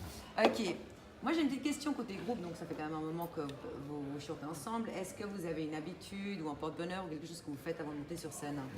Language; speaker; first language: French; native; French